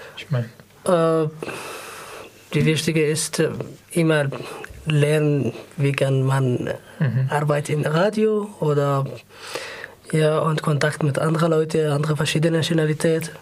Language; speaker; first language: German; non-native, learner; Arabic